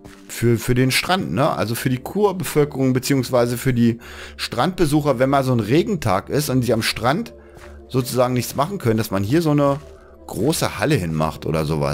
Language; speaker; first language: German; native; German